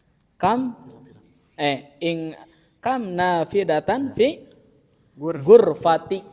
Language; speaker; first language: Arabic; non-native, fluent; Sundanese